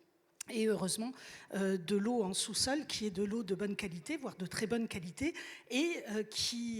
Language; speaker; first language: French; native; French